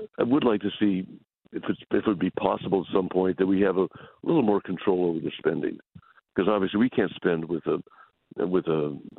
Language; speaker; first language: English; native; English